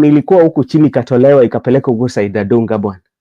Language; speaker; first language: Swahili; non-native, local second language; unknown